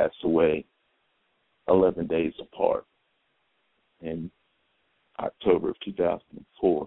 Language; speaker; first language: English; native; English